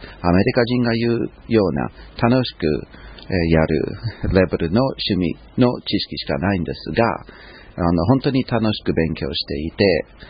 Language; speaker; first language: Japanese; non-native, fluent; English